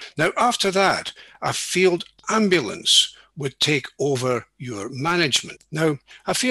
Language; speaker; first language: English; native; English